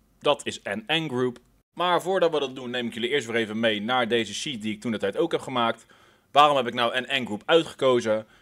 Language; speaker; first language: Dutch; native; Dutch